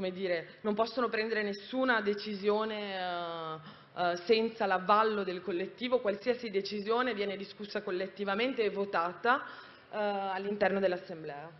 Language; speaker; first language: Italian; native; Italian